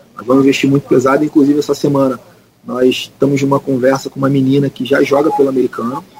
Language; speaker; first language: Portuguese; native; Portuguese